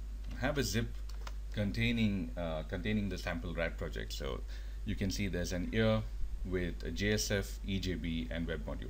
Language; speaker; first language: English; native; English